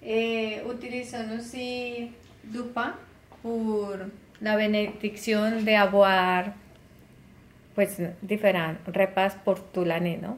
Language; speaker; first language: French; non-native, learner; Spanish